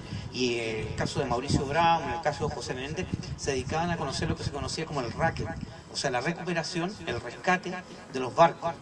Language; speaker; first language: Spanish; native; Spanish